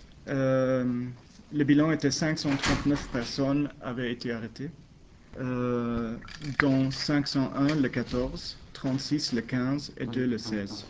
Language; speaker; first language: French; non-native, fluent; Swedish